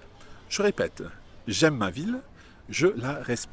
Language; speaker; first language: French; non-native, fluent; English